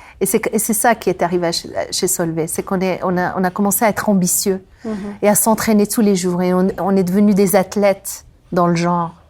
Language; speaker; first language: French; non-native, local second language; Arabic